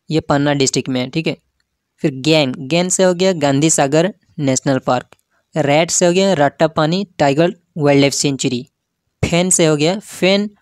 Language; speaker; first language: Hindi; non-native, local second language; Odia